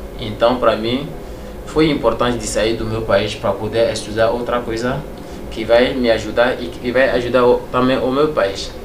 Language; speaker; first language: Portuguese; non-native, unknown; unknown